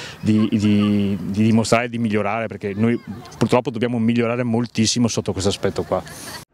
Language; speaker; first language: Italian; native; Italian